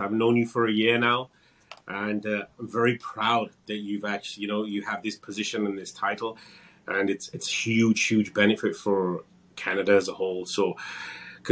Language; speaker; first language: English; native; English